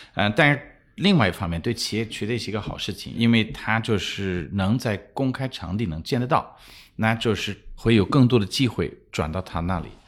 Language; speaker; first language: Chinese; non-native, fluent; English